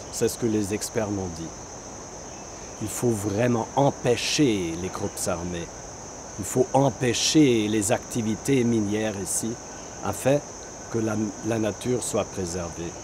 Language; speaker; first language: French; non-native, fluent; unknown